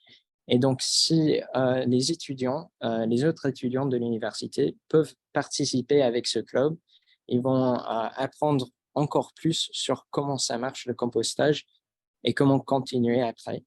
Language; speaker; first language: French; non-native, fluent; English